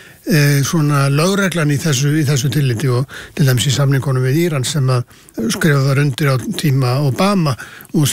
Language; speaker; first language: Icelandic; native; Icelandic